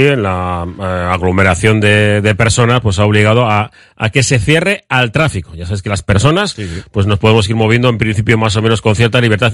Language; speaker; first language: Spanish; native; Spanish